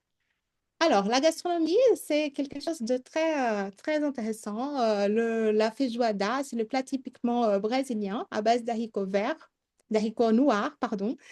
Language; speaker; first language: French; non-native, fluent; Portuguese